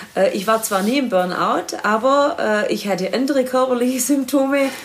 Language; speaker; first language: German; native; German